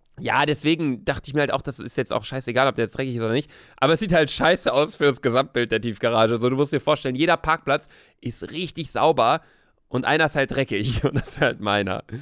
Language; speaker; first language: German; native; German